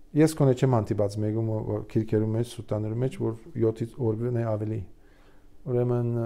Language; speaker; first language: Armenian; early bilingual, heritage; Armenian